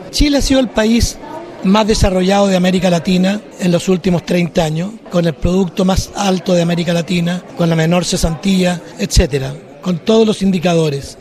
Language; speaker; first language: Spanish; native; Spanish